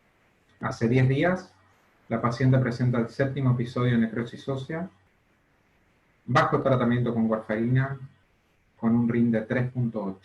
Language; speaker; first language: Spanish; native; Spanish